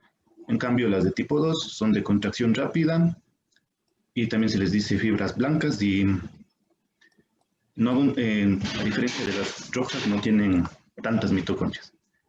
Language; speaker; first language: Spanish; native; Spanish